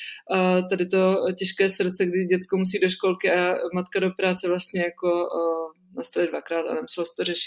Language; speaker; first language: Czech; native; Czech